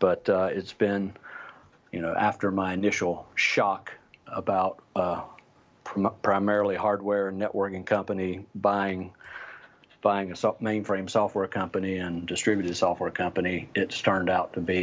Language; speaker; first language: English; native; English